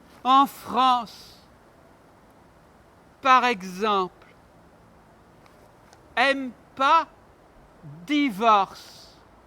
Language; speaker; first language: French; non-native, learner; Armenian